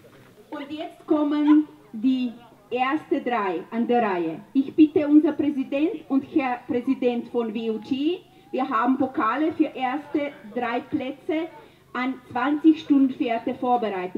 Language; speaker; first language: German; non-native, learner; Slovenian